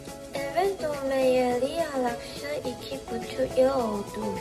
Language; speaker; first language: Turkish; non-native, learner; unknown